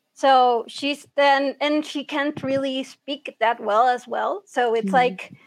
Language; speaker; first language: English; early bilingual, other home language; Spanish